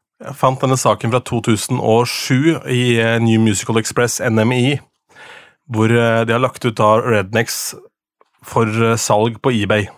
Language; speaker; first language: Norwegian; native; Norwegian